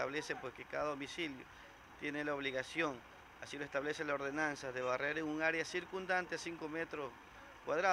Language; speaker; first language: Spanish; native; Spanish